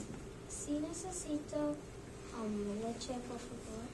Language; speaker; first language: Spanish; non-native, learner; English